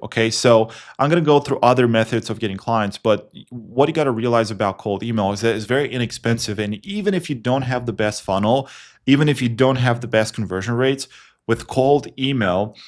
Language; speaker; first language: English; non-native, fluent; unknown